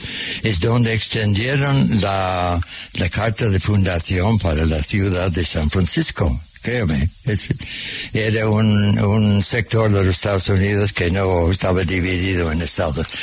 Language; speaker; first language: Spanish; non-native, fluent; English